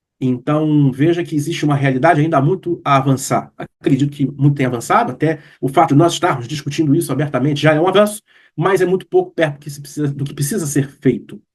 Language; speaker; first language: Portuguese; native; Portuguese